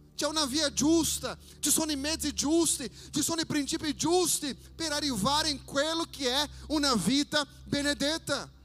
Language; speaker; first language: Italian; non-native, fluent; Portuguese